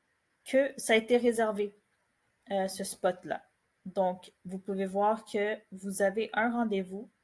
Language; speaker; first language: French; native; French